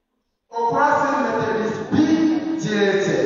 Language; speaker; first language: French; non-native, fluent; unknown